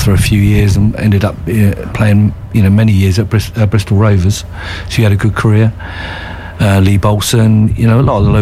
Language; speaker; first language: English; native; English